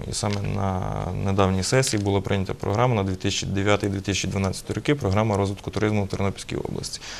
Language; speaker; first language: Ukrainian; native; Ukrainian